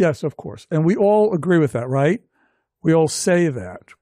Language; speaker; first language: English; native; English